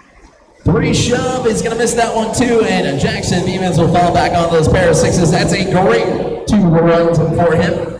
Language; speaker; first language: English; native; English